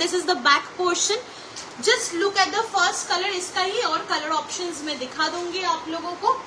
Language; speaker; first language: Hindi; non-native, local second language; Bangla